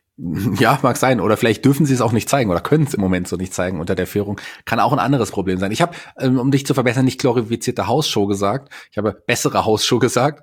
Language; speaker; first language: German; native; German